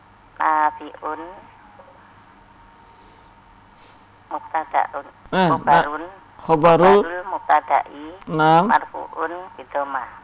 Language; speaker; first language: Arabic; non-native, learner; Indonesian